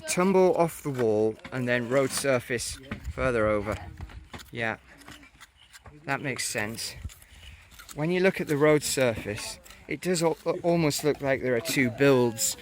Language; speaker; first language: English; native; English